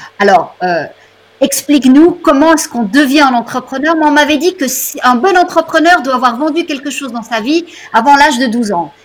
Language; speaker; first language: French; native; French